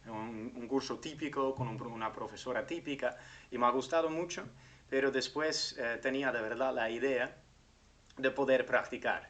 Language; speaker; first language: Spanish; non-native, fluent; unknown